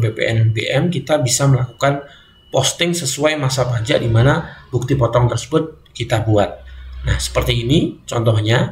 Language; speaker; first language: Indonesian; native; Indonesian